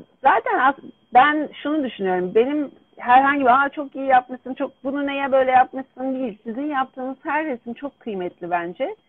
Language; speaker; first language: Turkish; native; Turkish